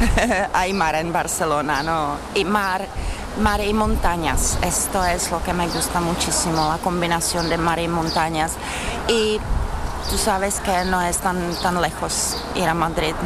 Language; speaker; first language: Spanish; non-native, learner; Czech